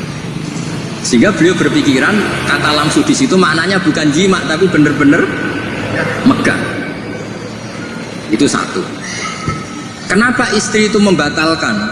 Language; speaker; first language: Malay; non-native, local second language; Javanese